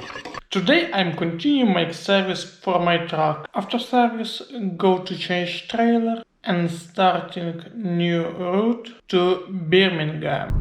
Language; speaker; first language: English; non-native, learner; Polish